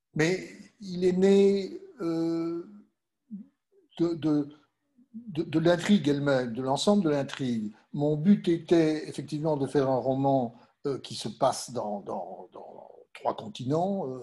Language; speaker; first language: French; native; French